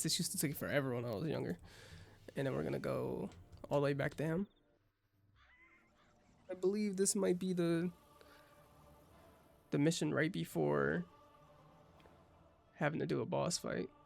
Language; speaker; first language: English; native; English